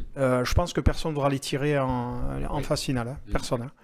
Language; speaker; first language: French; native; French